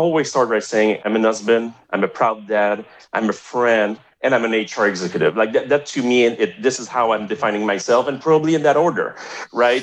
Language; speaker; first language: English; non-native, fluent; French